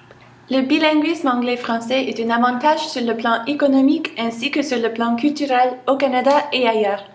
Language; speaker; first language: French; non-native, local second language; English